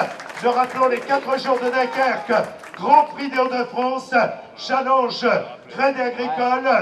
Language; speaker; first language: French; native; French